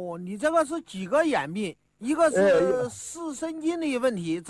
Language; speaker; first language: Chinese; native; Chinese